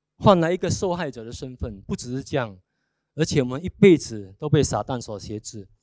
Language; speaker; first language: Chinese; native; Chinese